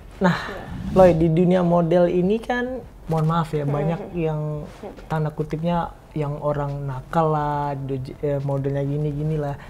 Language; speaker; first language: Indonesian; native; Indonesian